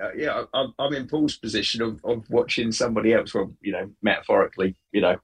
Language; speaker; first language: English; native; English